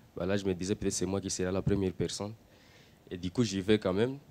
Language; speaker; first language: French; non-native, local second language; Swahili